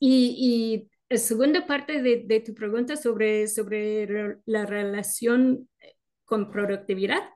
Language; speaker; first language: Spanish; non-native, fluent; English